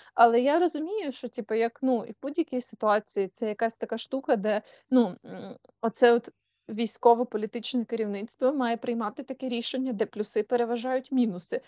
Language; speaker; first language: Ukrainian; non-native, local second language; Russian